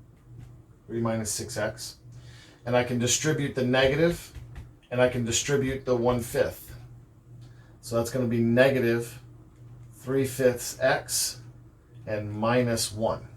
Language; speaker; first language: English; native; English